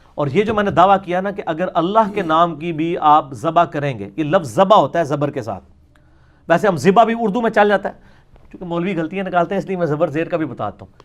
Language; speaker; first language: Urdu; non-native, local second language; Punjabi